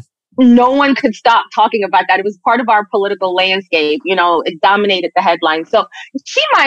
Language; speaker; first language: English; native; English